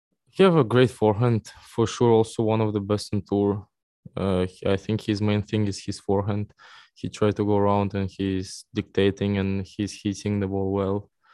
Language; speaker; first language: English; non-native, fluent; Russian